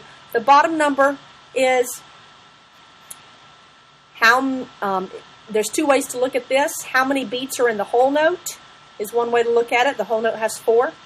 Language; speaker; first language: English; native; English